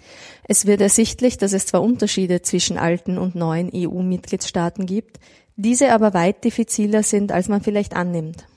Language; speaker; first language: German; native; German